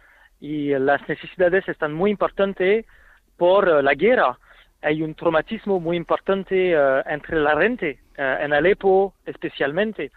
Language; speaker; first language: Spanish; non-native, fluent; French